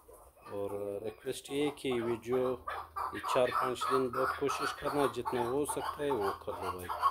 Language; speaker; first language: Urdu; non-native, local second language; Pashto